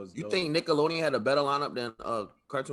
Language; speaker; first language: English; native; English